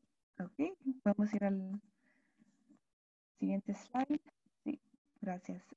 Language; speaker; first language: Spanish; non-native, fluent; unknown